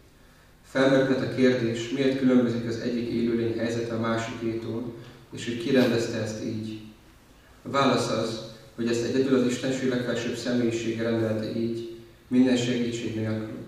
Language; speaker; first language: Hungarian; native; Hungarian